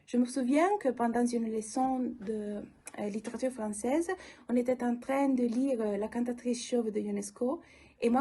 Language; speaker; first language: French; non-native, local second language; Italian